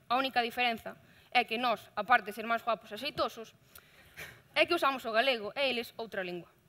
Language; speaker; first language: Galician; native; Galician